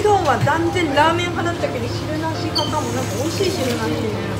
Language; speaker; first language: Japanese; native; Japanese